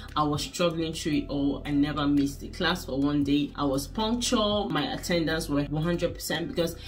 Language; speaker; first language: English; non-native, local second language; Igbo